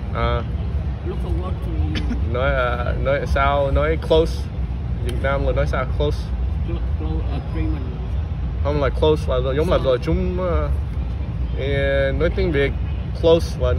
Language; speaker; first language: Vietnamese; early bilingual, heritage; English